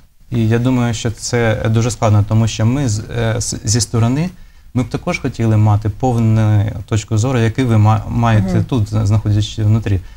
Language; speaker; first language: Ukrainian; native; Ukrainian